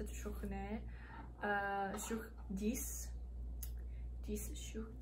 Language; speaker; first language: French; non-native, learner; English